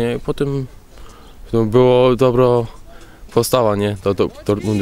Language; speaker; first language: Polish; early bilingual, heritage; Polish